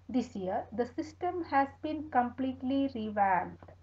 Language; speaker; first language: English; non-native, local second language; Malayalam